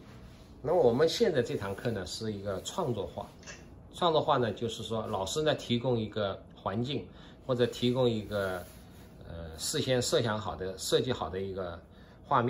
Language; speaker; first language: Chinese; native; Chinese